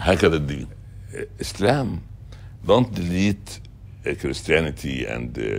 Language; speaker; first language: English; non-native, learner; Arabic